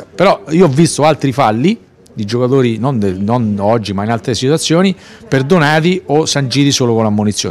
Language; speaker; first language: Italian; native; Italian